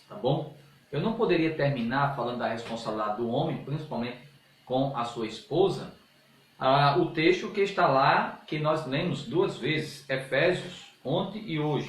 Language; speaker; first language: Portuguese; native; Portuguese